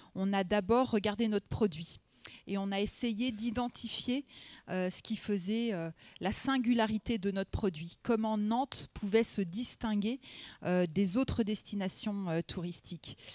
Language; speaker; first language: French; native; French